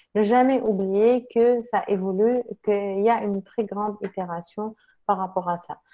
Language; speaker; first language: French; non-native, local second language; Arabic